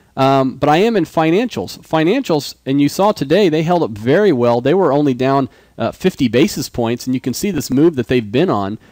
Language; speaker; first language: English; native; English